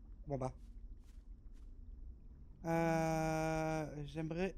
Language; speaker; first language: French; native; French